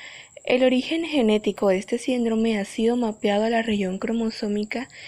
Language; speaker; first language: Spanish; native; Spanish